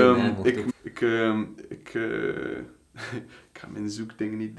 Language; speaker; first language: Dutch; native; Dutch